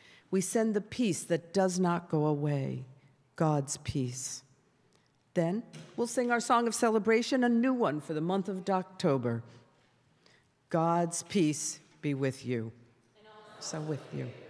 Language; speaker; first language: English; native; English